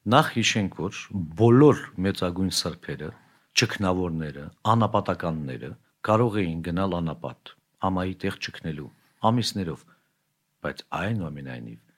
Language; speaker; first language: Armenian; native; Armenian